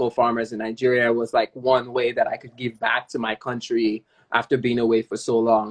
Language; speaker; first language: English; non-native, local second language; Yoruba